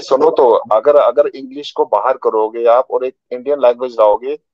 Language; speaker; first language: Hindi; native; Hindi